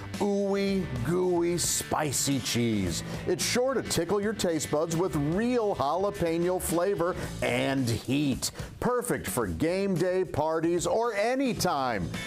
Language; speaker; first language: English; native; English